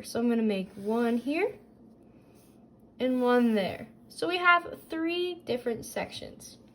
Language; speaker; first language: English; native; English